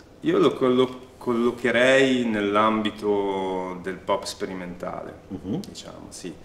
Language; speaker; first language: Italian; early bilingual, other home language; Russian